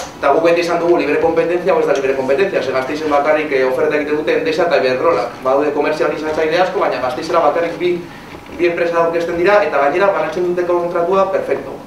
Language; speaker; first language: Basque; non-native, local second language; Spanish